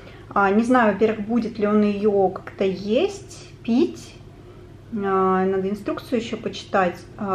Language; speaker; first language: Russian; native; Russian